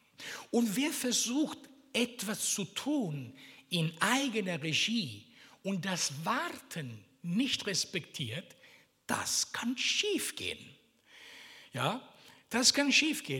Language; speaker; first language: German; non-native, fluent; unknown